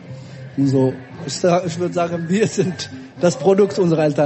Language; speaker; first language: German; early bilingual, other home language; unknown